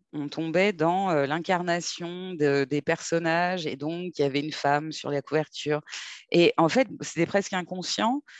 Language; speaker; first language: French; native; French